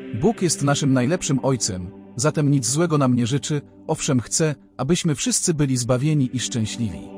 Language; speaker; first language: Polish; native; Polish